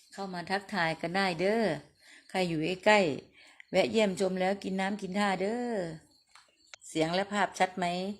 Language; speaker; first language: Thai; non-native, local second language; Northeastern Thai